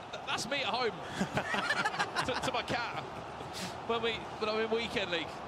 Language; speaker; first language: English; native; English